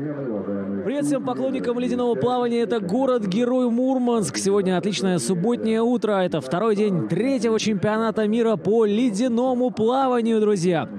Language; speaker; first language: Russian; native; Russian